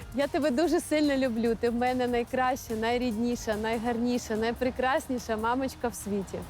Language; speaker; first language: Ukrainian; native; Ukrainian